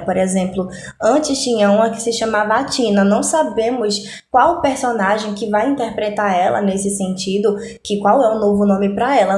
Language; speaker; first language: Portuguese; native; Portuguese